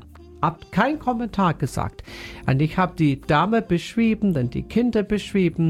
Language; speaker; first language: German; non-native, fluent; English